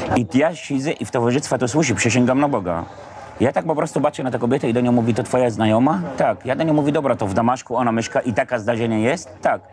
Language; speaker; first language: Polish; non-native, fluent; Arabic